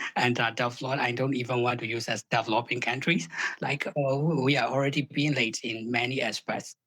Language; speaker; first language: English; non-native, fluent; Burmese